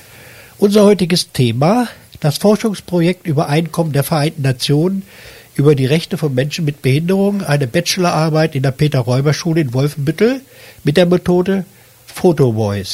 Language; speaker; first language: German; native; German